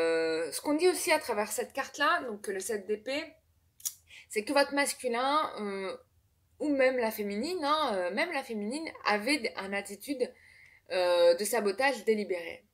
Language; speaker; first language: French; native; French